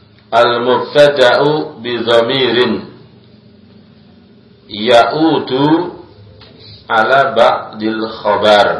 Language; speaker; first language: Arabic; non-native, fluent; Indonesian